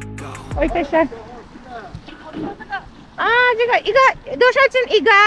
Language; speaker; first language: Chinese; non-native, learner; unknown